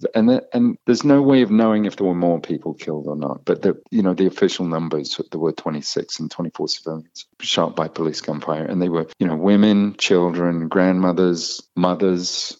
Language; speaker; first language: English; native; English